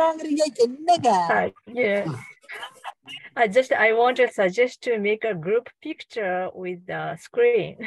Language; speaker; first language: English; non-native, learner; Japanese